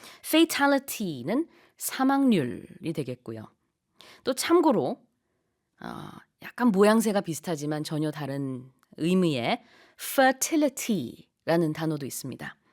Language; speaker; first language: Korean; native; Korean